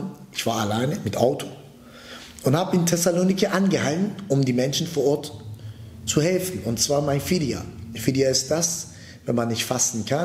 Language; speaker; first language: German; early bilingual, other home language; Turkish